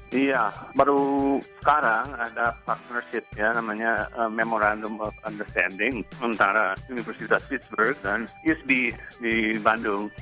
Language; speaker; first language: Indonesian; non-native, fluent; English